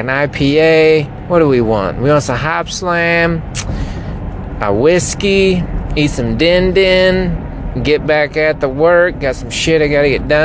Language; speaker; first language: English; native; English